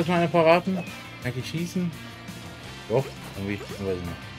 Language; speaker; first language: German; native; German